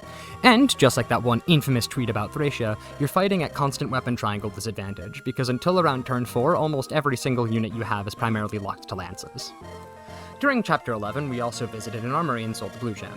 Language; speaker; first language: English; native; English